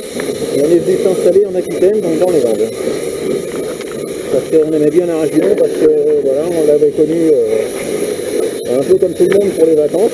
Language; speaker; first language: French; native; French